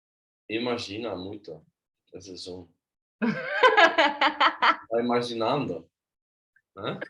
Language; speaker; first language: Portuguese; non-native, learner; Swedish